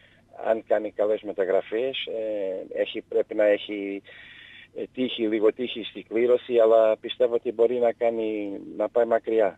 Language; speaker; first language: Greek; non-native, learner; Portuguese